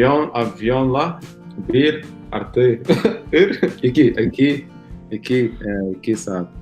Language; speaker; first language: Turkish; non-native, learner; Portuguese